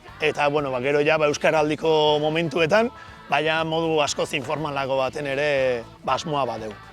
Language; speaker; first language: Basque; native; Basque